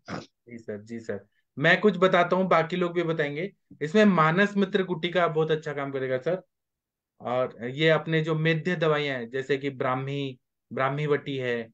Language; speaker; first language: Hindi; native; Hindi